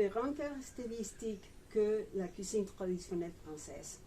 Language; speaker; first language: French; non-native, fluent; Spanish